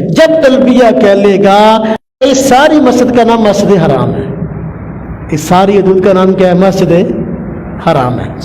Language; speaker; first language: Urdu; non-native, local second language; Punjabi